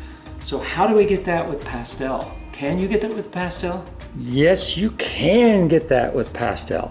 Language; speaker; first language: English; native; English